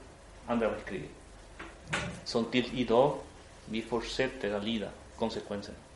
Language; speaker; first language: Swedish; non-native, fluent; Spanish